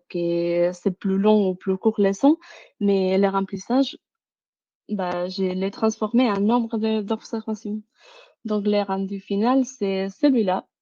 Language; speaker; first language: French; non-native, fluent; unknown